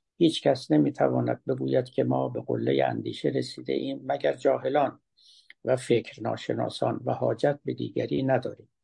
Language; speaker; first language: Persian; native; Persian